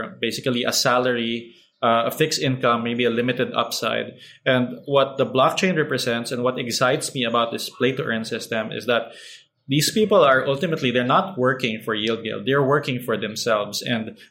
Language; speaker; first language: English; non-native, local second language; Filipino